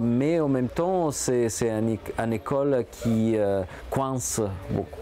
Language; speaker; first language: French; non-native, fluent; Italian